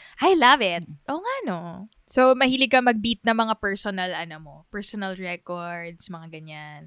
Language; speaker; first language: Filipino; native; Filipino